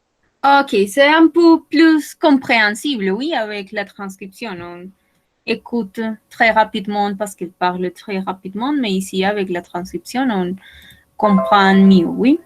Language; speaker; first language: French; non-native, fluent; Spanish